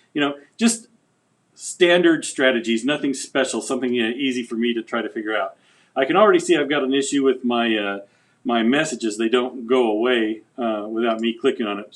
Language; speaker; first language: English; native; English